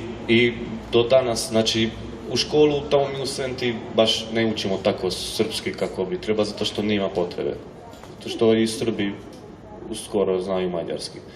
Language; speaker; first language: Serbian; non-native, local second language; Hungarian